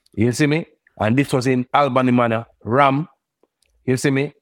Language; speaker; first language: English; native; English